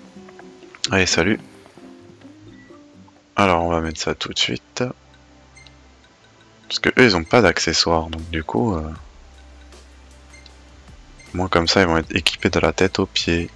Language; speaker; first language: French; native; French